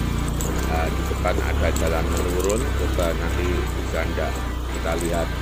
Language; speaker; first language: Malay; non-native, local second language; Javanese